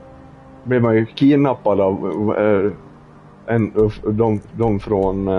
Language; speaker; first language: Swedish; native; Swedish